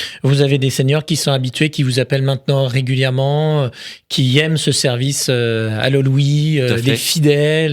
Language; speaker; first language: French; native; French